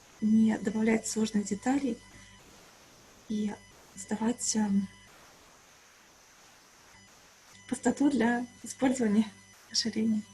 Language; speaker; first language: Russian; native; Russian